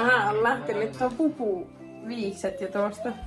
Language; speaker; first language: Finnish; native; Finnish